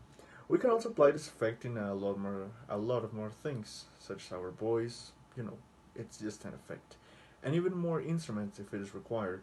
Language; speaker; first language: English; non-native, fluent; Spanish